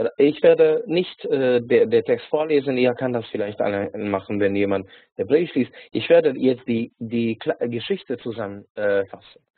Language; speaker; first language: German; non-native, fluent; Hungarian